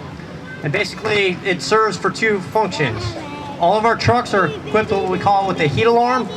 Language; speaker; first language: English; native; English